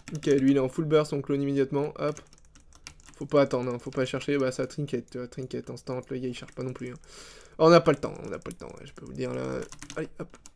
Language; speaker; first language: French; native; French